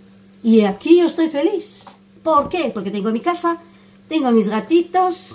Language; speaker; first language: Spanish; non-native, fluent; Armenian